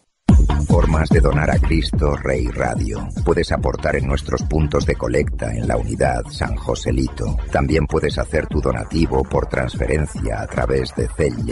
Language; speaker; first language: Spanish; native; Spanish